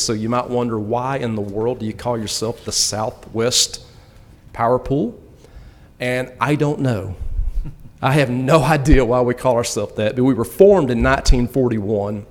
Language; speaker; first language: English; native; English